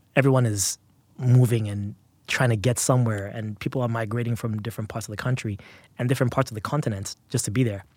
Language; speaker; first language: English; non-native, local second language; Yoruba